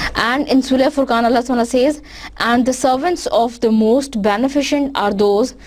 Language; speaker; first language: English; non-native, local second language; Urdu